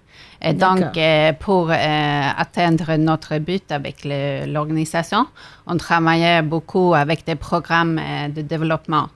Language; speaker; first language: French; non-native, fluent; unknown